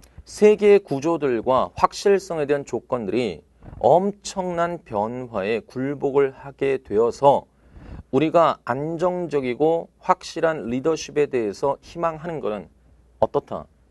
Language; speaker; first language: Korean; native; Korean